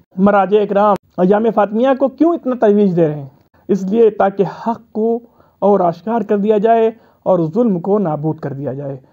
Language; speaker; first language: Urdu; native; Urdu